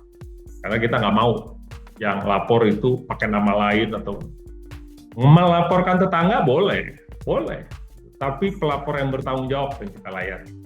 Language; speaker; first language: Indonesian; native; Indonesian